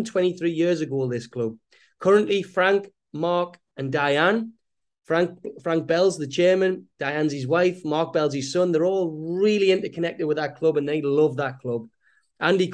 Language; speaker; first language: English; native; English